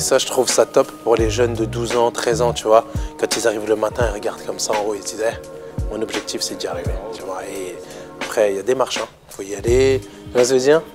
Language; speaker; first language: French; native; French